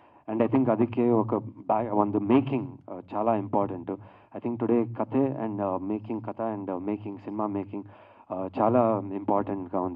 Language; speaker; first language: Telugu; non-native, learner; Kannada